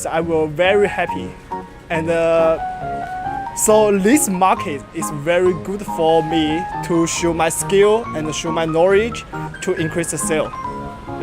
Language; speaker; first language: English; non-native, learner; Chinese